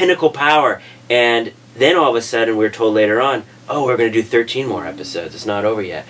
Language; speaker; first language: English; native; English